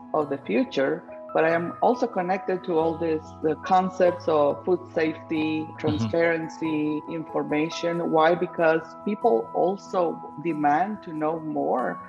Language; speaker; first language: English; non-native, fluent; Spanish